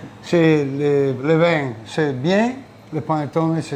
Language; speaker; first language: French; non-native, learner; Italian